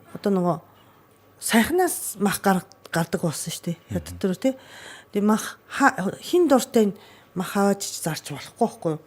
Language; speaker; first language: Mongolian; non-native, fluent; Japanese